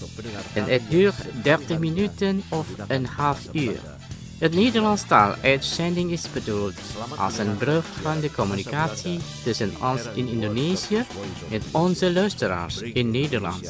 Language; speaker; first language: Dutch; non-native, learner; Indonesian